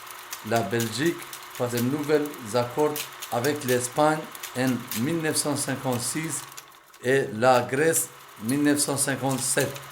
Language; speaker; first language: French; non-native, learner; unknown